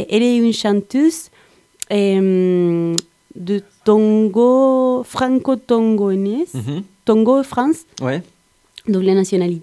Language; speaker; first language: French; non-native, learner; Spanish